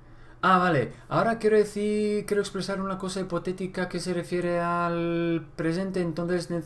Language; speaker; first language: Spanish; non-native, fluent; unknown